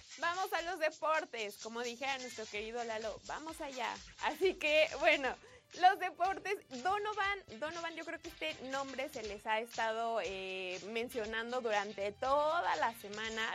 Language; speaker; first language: Spanish; native; Spanish